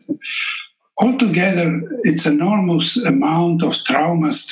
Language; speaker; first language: English; non-native, fluent; Slovenian